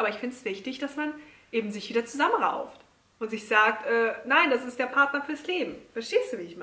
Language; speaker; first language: German; native; German